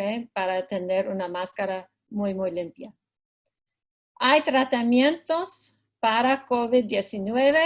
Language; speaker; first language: Spanish; non-native, fluent; English